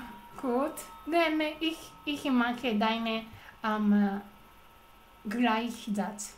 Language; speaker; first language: German; non-native, learner; Japanese